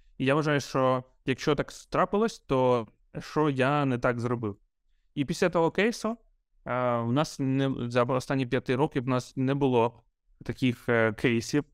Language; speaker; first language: Ukrainian; non-native, local second language; Russian